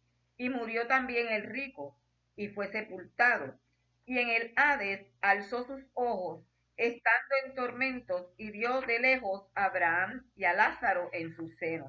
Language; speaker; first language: Spanish; native; Spanish